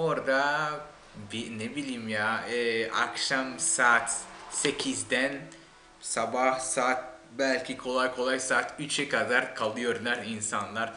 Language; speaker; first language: Turkish; non-native, fluent; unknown